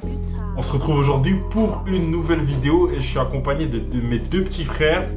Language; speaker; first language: French; native; French